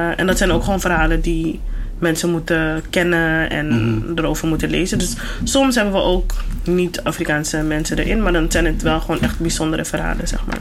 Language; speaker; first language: Dutch; native; Dutch